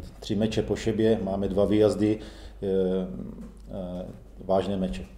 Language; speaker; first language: Polish; non-native, learner; Czech